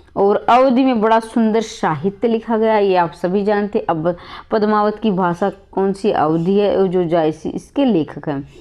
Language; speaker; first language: Hindi; native; Hindi